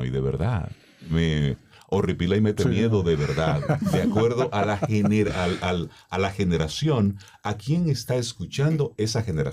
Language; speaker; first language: Spanish; native; Spanish